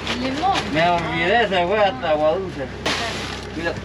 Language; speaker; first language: Spanish; non-native, learner; Turkish